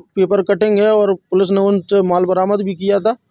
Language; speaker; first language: Hindi; native; Hindi